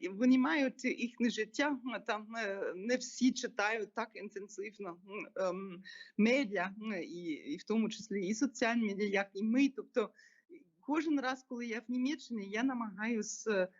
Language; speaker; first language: Ukrainian; non-native, fluent; German